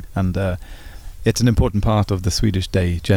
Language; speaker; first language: English; native; English